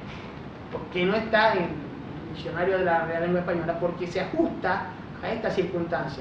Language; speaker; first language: Spanish; native; Spanish